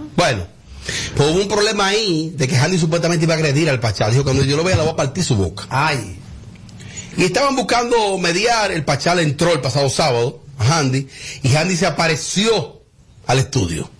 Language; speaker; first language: Spanish; native; Spanish